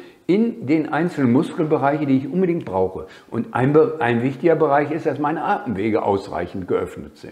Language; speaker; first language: German; native; German